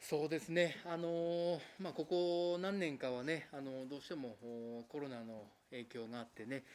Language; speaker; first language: Japanese; native; Japanese